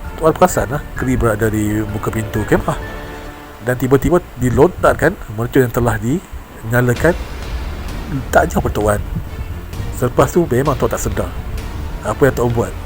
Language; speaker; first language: Malay; native; Malay